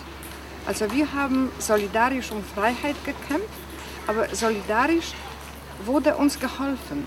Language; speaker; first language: German; non-native, fluent; Polish